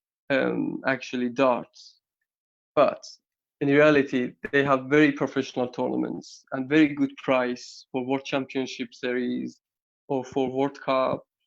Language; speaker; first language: English; non-native, learner; Persian